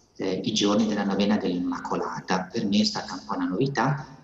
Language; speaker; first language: Italian; native; Italian